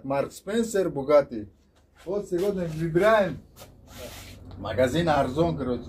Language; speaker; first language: Russian; non-native, learner; Tajik